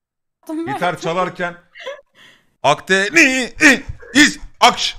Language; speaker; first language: Turkish; native; Turkish